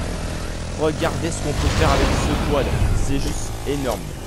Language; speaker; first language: French; native; French